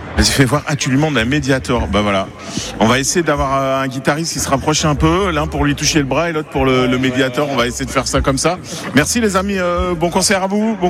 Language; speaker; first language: French; native; French